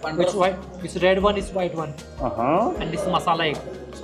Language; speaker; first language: English; non-native, local second language; Marathi